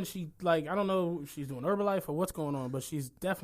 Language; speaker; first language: English; native; English